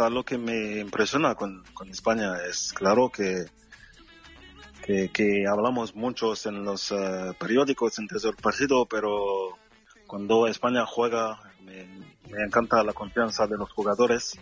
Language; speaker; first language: Spanish; non-native, fluent; French